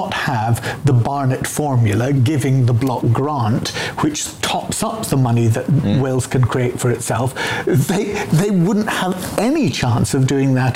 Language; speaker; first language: English; native; English